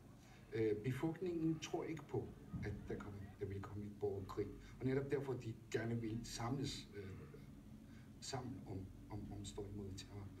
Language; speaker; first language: Danish; non-native, fluent; Turkish